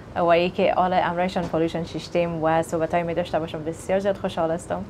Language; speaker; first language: Persian; early bilingual, other home language; English